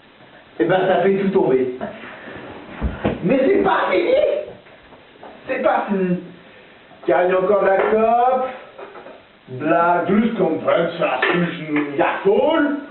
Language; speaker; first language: French; native; French